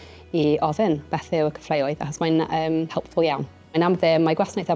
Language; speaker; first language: Welsh; non-native, local second language; English